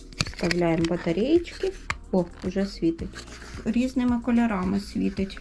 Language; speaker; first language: Ukrainian; non-native, local second language; Russian